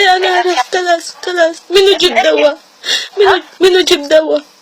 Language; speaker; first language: Arabic; non-native, learner; Filipino